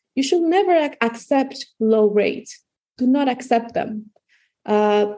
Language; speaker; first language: English; non-native, fluent; Spanish